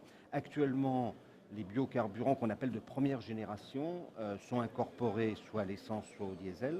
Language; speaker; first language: French; native; French